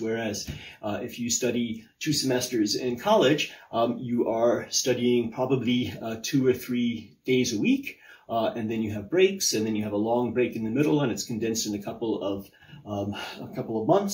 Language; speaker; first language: English; native; English